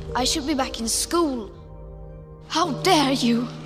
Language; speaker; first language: English; non-native, fluent; Norwegian